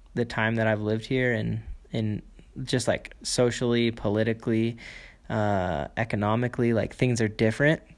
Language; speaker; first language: English; native; English